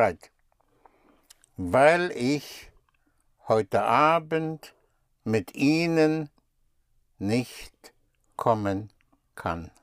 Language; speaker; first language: German; non-native, fluent; English